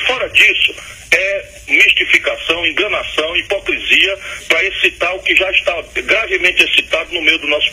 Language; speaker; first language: Portuguese; native; Portuguese